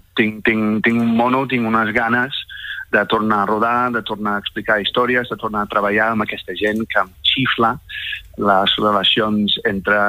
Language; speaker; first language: Catalan; non-native, fluent; English